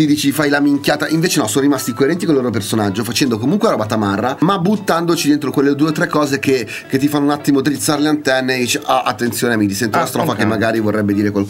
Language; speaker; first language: Italian; native; Italian